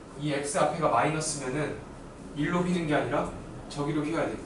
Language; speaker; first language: Korean; native; Korean